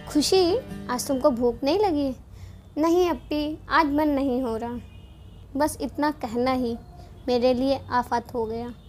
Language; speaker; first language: Hindi; native; Hindi